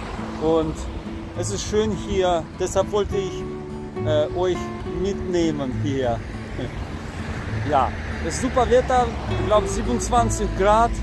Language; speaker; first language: German; non-native, fluent; Russian